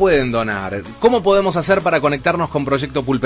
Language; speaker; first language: Spanish; native; Spanish